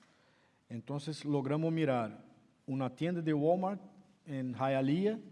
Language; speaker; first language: Spanish; non-native, fluent; Portuguese